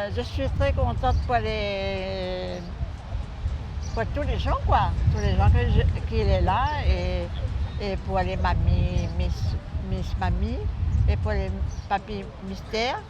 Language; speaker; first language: French; non-native, local second language; Réunion Creole French